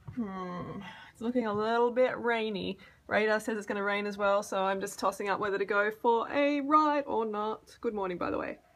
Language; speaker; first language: English; native; English